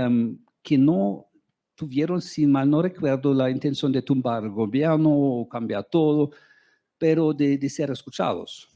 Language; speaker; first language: Spanish; non-native, fluent; German